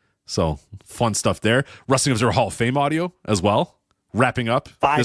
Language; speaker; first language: English; native; English